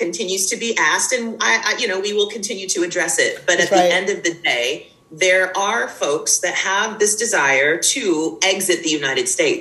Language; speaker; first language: English; native; English